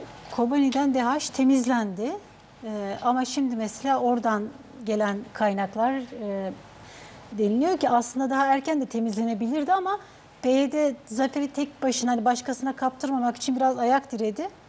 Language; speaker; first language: Turkish; native; Turkish